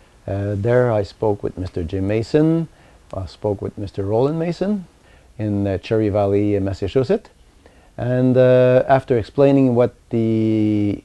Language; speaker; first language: English; non-native, local second language; French